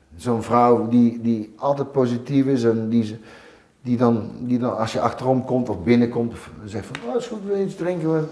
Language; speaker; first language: Dutch; native; Dutch